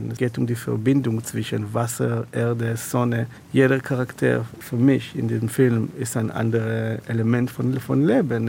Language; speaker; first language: German; non-native, fluent; Hebrew